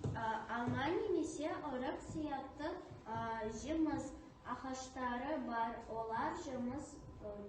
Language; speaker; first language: Kazakh; non-native, local second language; Russian